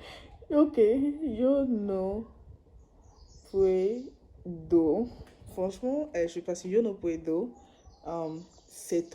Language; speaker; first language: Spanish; non-native, learner; French